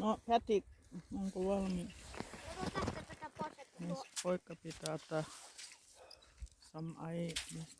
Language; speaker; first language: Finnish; non-native, learner; Thai